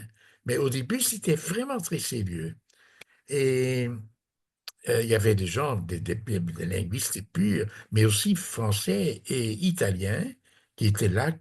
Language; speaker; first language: French; non-native, fluent; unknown